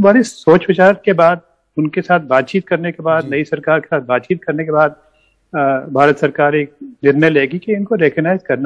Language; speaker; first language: Hindi; native; Hindi